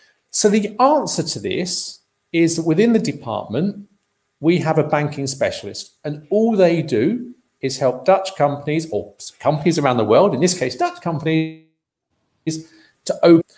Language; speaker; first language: English; native; English